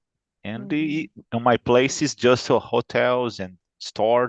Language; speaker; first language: English; non-native, fluent; Portuguese